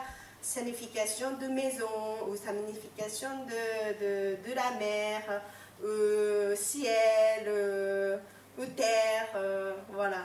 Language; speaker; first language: French; non-native, fluent; Japanese